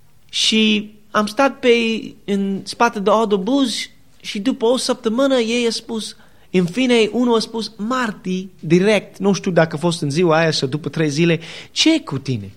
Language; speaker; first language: Romanian; non-native, learner; English